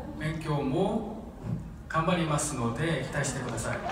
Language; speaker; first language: Japanese; non-native, learner; Korean